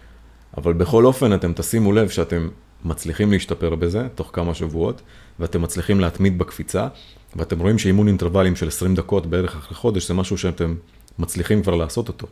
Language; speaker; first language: Hebrew; native; Hebrew